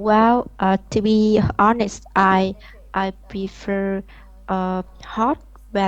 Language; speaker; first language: English; non-native, learner; Vietnamese